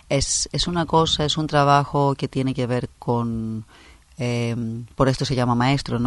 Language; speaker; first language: Spanish; non-native, fluent; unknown